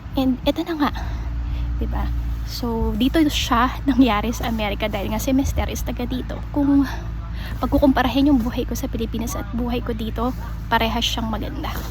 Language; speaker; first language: Filipino; native; Filipino